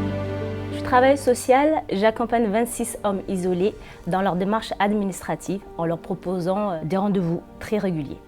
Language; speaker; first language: French; native; French